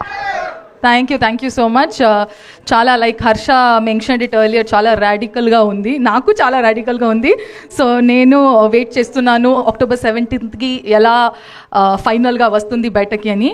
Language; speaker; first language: Telugu; non-native, fluent; Kannada